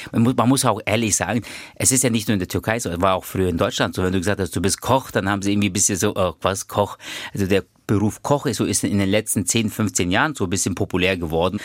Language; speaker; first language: German; early bilingual, other home language; Turkish